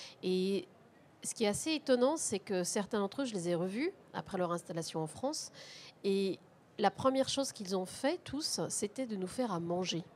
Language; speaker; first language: French; native; French